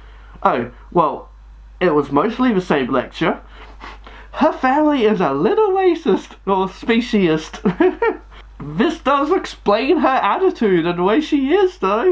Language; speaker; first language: English; native; English